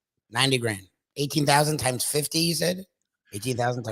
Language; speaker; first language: English; native; English